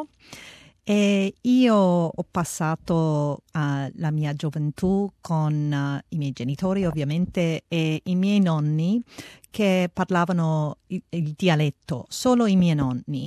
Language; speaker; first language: Italian; early bilingual, heritage; Italian